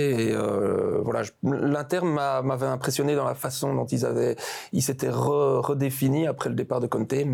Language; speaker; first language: French; native; French